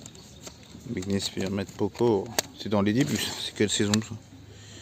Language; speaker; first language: French; native; French